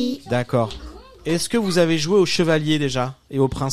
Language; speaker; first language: French; native; French